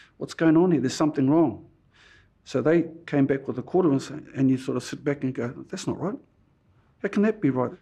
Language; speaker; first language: English; native; English